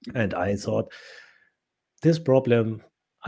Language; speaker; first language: English; non-native, fluent; German